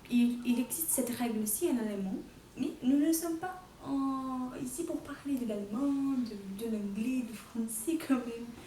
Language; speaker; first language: French; non-native, fluent; Portuguese